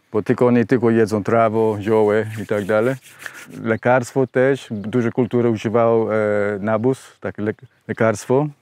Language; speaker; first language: Polish; non-native, learner; Spanish